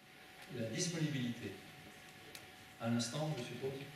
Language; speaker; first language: French; native; French